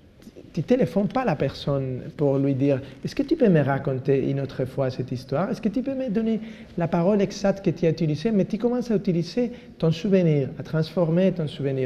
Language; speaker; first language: French; non-native, fluent; Spanish